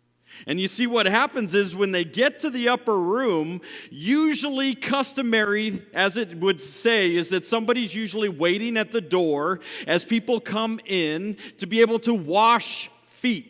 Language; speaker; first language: English; native; English